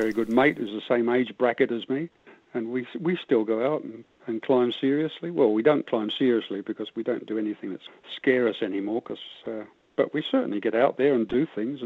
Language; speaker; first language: English; native; English